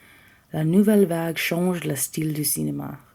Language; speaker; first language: French; non-native, learner; English